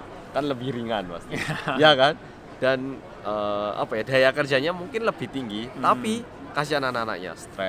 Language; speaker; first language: Indonesian; early bilingual, other home language; Korean